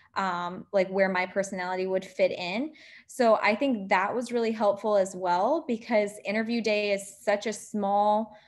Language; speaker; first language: English; native; English